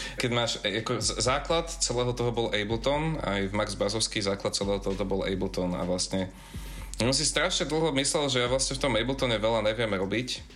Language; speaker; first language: Slovak; native; Slovak